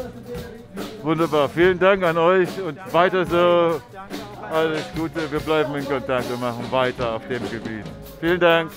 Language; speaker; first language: German; native; German